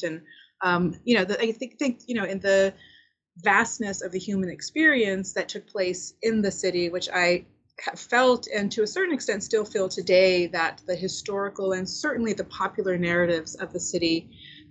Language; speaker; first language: English; early bilingual, other home language; Spanish